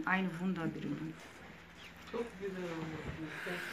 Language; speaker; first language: German; non-native, fluent; Turkish